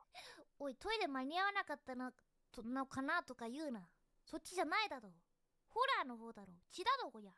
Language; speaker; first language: Japanese; native; Japanese